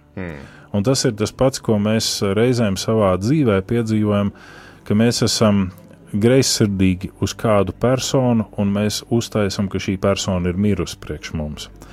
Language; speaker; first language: Latvian; native; Latvian